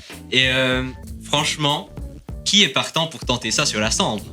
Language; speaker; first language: French; native; French